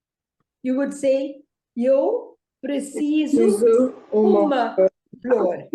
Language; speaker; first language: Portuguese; non-native, fluent; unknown